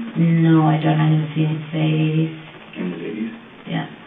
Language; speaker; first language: English; native; English